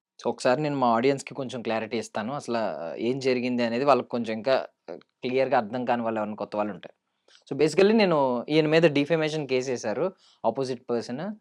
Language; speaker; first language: Telugu; native; Telugu